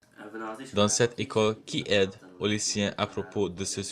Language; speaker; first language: French; non-native, learner; Hungarian